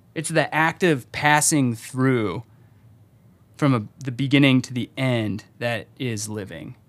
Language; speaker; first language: English; native; English